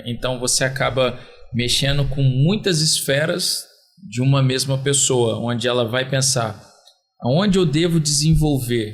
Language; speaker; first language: Portuguese; native; Portuguese